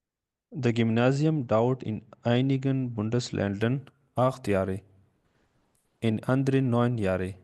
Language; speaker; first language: German; non-native, learner; Urdu